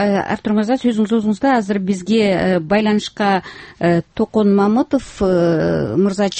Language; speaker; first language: Kyrgyz; native; Kyrgyz